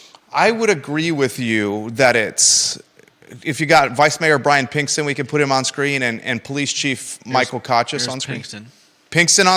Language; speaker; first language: English; native; English